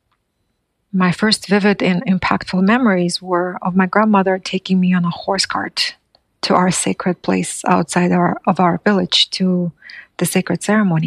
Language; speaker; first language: English; non-native, fluent; Buriat